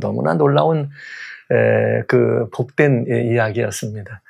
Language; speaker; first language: Korean; native; Korean